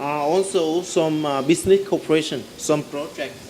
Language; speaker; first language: English; non-native, learner; Vietnamese